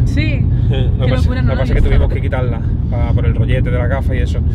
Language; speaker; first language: Spanish; native; Spanish